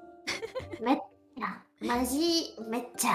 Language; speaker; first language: Japanese; non-native, learner; Korean